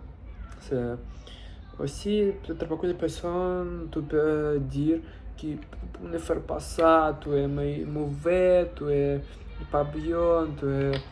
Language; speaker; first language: French; non-native, learner; Russian